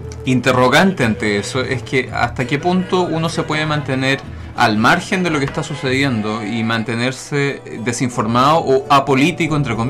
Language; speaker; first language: Spanish; native; Spanish